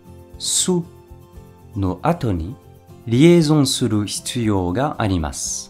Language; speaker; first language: Japanese; non-native, fluent; French